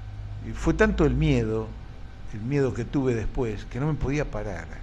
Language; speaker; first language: Spanish; native; Spanish